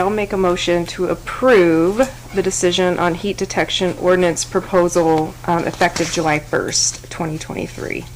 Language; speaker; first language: English; native; English